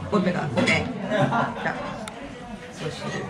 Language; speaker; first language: Japanese; non-native, learner; French